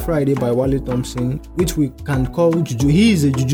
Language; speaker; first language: English; non-native, local second language; Yoruba